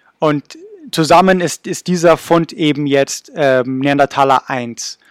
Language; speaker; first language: German; non-native, fluent; English